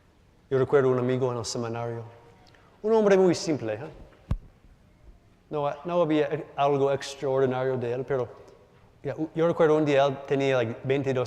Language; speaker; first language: Spanish; non-native, learner; English